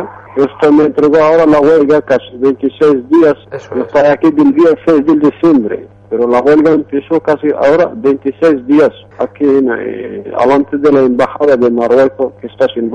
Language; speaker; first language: Spanish; non-native, fluent; Arabic